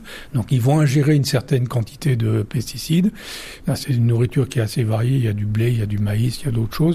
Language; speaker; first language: French; native; French